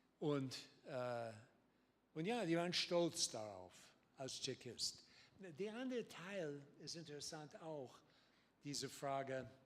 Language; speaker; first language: German; non-native, learner; English